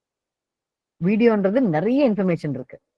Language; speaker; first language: Tamil; native; Tamil